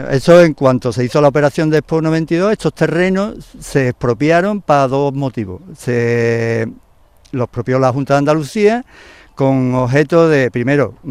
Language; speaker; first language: Spanish; native; Spanish